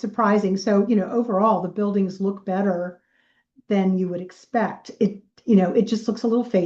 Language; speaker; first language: English; native; English